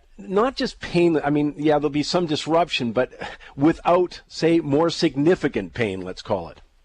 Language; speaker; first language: English; native; English